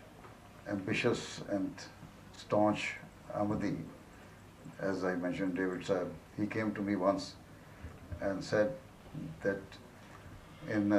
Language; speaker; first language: English; non-native, local second language; Urdu